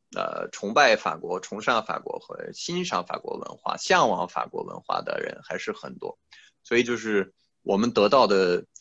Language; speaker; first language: Chinese; non-native, fluent; French